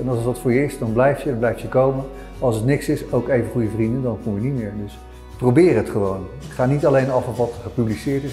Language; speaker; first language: Dutch; native; Dutch